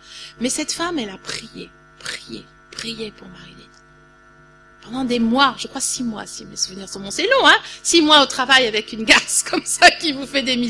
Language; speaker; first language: French; native; French